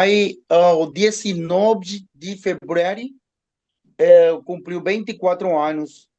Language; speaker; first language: Portuguese; non-native, learner; Spanish